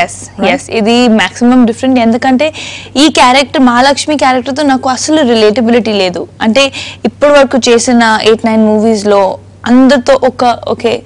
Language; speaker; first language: Telugu; non-native, learner; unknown